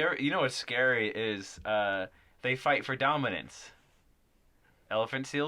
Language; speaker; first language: English; native; English